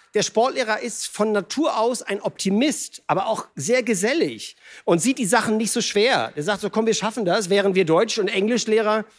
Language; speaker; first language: German; native; German